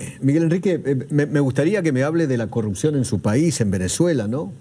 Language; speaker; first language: Spanish; native; Spanish